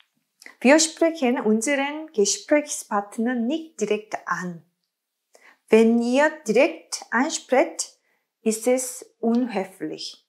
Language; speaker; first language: German; non-native, learner; Korean